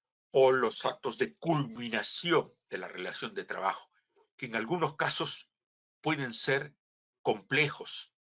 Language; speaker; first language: Spanish; native; Spanish